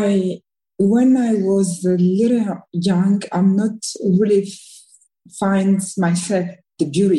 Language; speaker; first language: English; non-native, learner; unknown